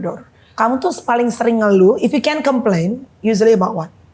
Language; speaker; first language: Indonesian; native; Indonesian